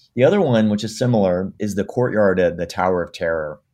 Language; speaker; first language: English; native; English